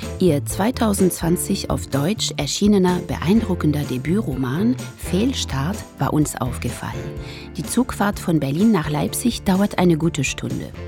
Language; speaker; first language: German; non-native, fluent; French